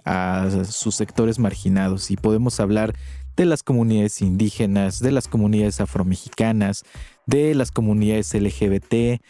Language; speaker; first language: Spanish; native; Spanish